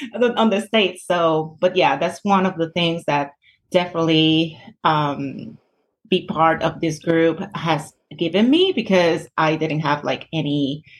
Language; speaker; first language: English; non-native, fluent; Spanish